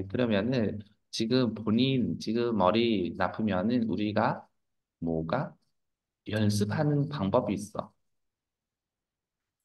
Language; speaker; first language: Korean; non-native, fluent; Vietnamese